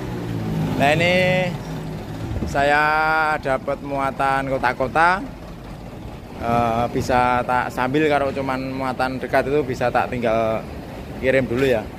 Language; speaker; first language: Indonesian; non-native, local second language; Javanese